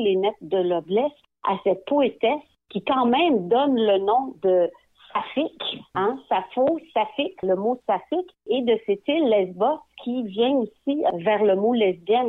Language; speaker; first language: French; native; French